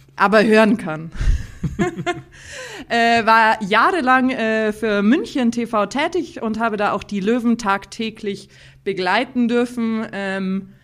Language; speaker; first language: German; native; German